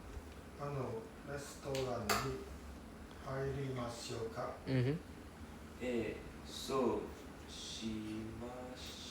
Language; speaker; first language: Japanese; non-native, learner; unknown